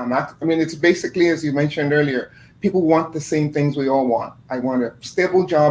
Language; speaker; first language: English; non-native, fluent; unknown